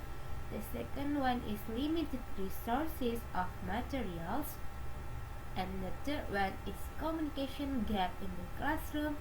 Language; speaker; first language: English; non-native, learner; Indonesian